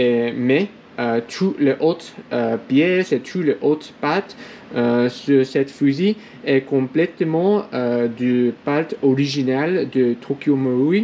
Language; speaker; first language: French; non-native, learner; English